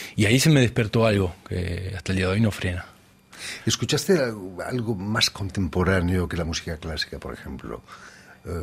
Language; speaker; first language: Spanish; native; Spanish